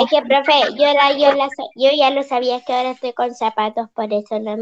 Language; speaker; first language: Spanish; native; Spanish